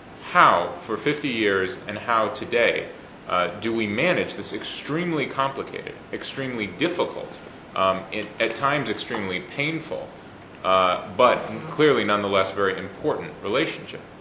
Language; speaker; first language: English; native; English